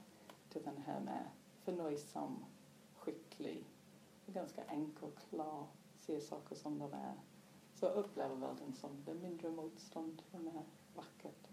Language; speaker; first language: Swedish; non-native, fluent; English